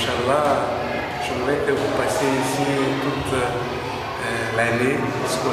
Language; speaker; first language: French; non-native, local second language; Malagasy